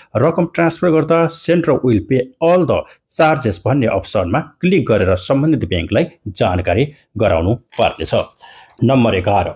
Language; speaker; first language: Nepali; native; Nepali